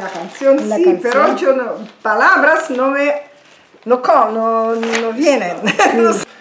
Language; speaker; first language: Spanish; non-native, learner; Italian